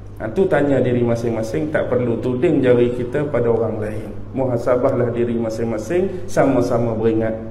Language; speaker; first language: Malay; native; Malay